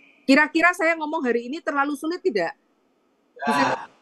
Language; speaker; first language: Indonesian; native; Indonesian